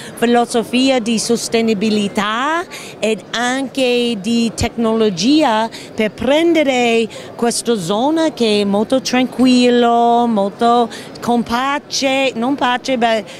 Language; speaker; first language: Italian; non-native, learner; English